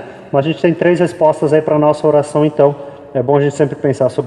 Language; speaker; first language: Portuguese; native; Portuguese